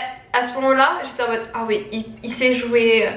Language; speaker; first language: French; native; French